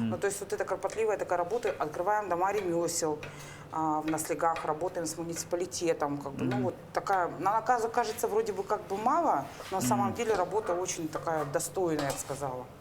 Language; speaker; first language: Russian; native; Russian